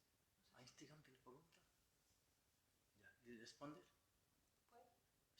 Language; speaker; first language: Spanish; non-native, learner; Bangla